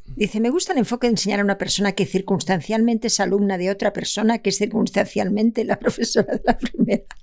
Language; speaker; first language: Spanish; native; Spanish